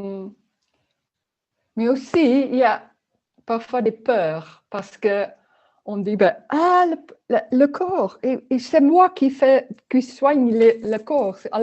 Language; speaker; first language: French; non-native, learner; Dutch